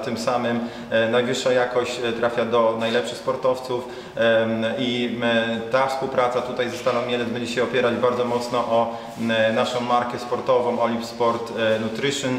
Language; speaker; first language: Polish; native; Polish